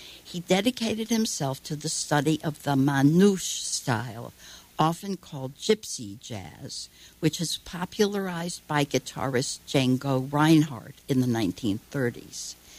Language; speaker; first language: English; native; English